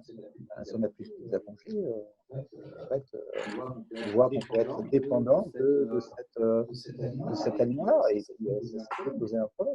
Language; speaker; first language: French; native; French